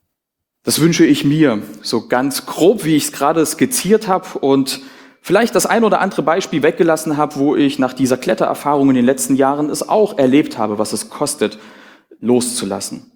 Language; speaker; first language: German; native; German